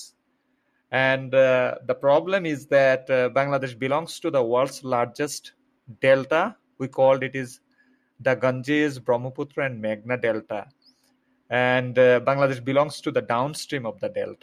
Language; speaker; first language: English; non-native, local second language; Bangla